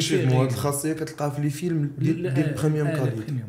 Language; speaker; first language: Arabic; native; Arabic